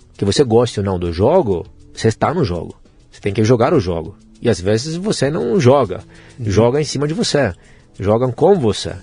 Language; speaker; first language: Portuguese; non-native, fluent; Italian